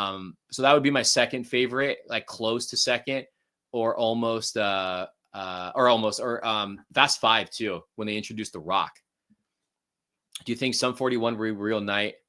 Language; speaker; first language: English; native; English